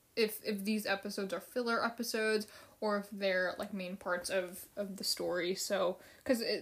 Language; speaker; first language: English; early bilingual, other home language; Filipino